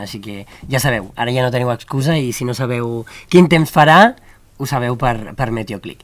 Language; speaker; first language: Catalan; native; Catalan